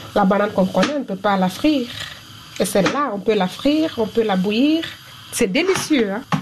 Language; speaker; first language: French; non-native, local second language; Fula